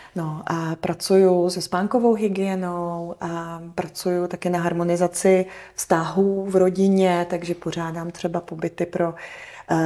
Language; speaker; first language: Czech; native; Czech